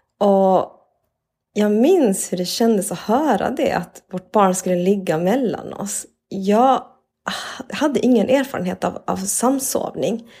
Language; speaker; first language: Swedish; early bilingual, other home language; Spanish